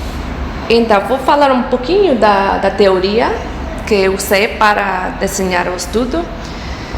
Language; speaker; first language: Portuguese; non-native, fluent; English